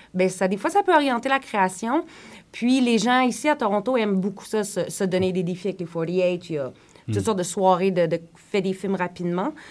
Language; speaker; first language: French; native; French